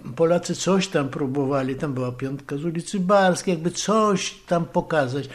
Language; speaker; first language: Polish; early bilingual, other home language; Russian